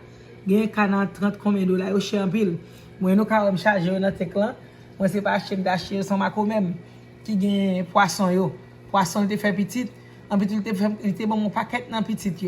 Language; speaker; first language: French; non-native, learner; Haitian Creole